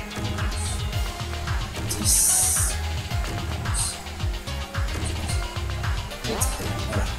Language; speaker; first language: French; native; French